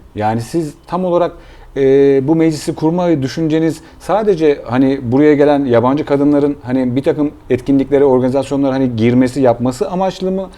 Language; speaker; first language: Turkish; native; Turkish